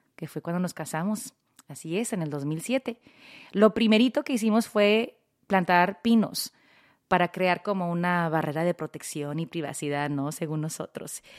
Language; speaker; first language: Spanish; early bilingual, heritage; Spanish